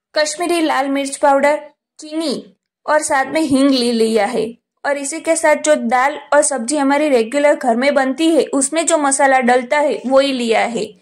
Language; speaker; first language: Hindi; non-native, local second language; Gujarati